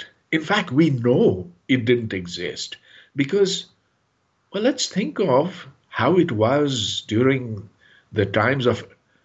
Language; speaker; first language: English; non-native, local second language; Urdu